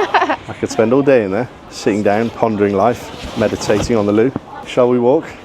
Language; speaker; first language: English; native; English